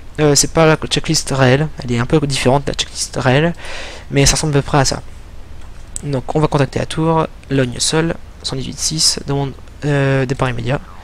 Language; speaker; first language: French; native; French